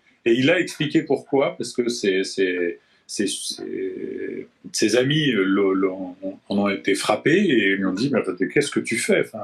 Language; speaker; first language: French; native; French